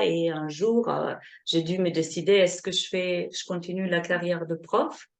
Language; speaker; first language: French; non-native, fluent; Slovenian